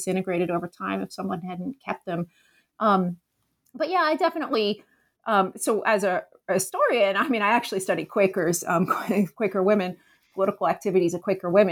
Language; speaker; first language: English; native; English